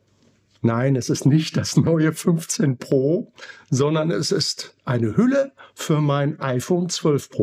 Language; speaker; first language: German; native; German